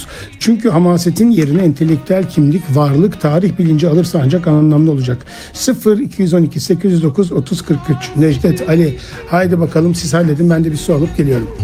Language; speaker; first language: Turkish; native; Turkish